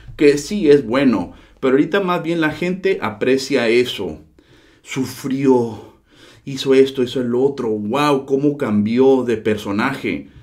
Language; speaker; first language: Spanish; early bilingual, heritage; Spanish